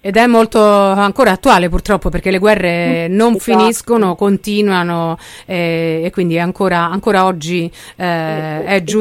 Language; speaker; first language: Italian; native; Italian